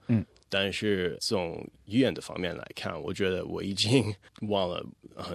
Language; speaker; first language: Chinese; non-native, fluent; English